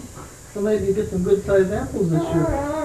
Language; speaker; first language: English; native; English